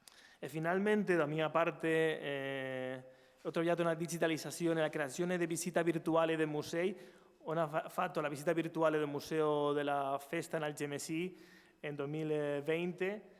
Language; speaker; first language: Italian; non-native, learner; Spanish